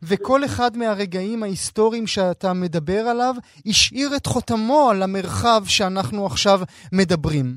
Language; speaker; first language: Hebrew; native; Hebrew